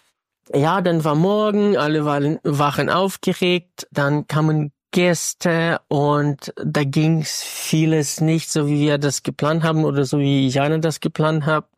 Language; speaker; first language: German; non-native, fluent; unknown